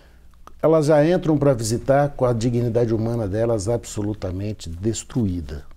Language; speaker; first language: Portuguese; native; Portuguese